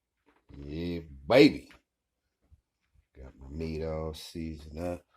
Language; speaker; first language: English; native; English